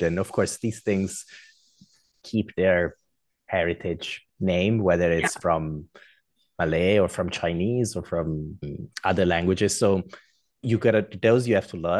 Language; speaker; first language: English; non-native, fluent; Italian